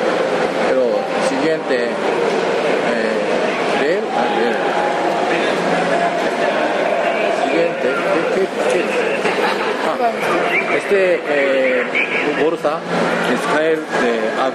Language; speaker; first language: Spanish; non-native, learner; Japanese